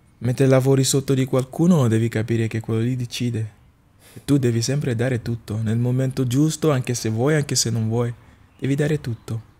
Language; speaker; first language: Italian; non-native, fluent; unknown